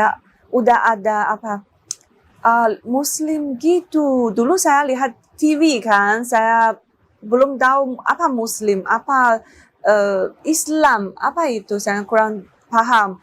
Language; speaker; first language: Indonesian; non-native, learner; Chinese